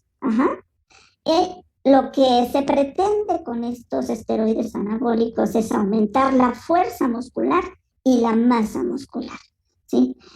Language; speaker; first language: Spanish; native; Spanish